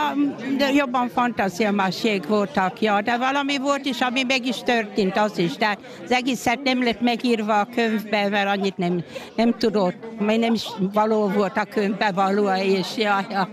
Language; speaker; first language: Hungarian; non-native, local second language; Croatian